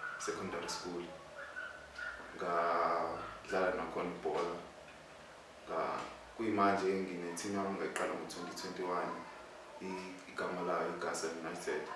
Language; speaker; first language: Zulu; native; Zulu